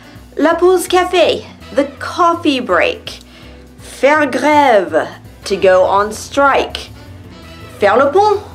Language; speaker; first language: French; non-native, fluent; English